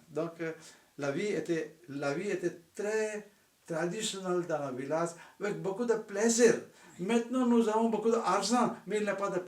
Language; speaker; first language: French; non-native, fluent; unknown